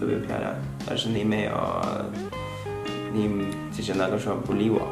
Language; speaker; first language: Chinese; non-native, learner; Norwegian